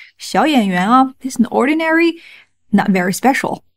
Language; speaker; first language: English; non-native, fluent; Chinese